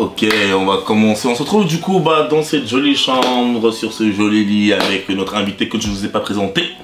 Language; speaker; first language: French; native; French